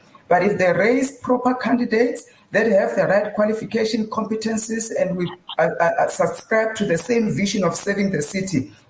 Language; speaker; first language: English; non-native, local second language; Tsonga